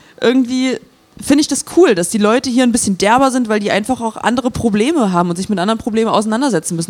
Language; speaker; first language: German; native; German